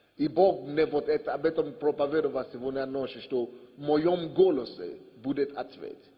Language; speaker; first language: Russian; non-native, fluent; Yoruba